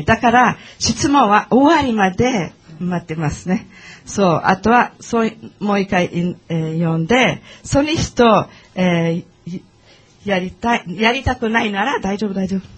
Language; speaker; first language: Japanese; non-native, learner; English